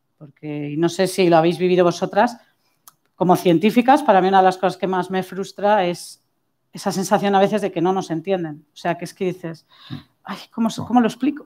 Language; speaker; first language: Spanish; native; Spanish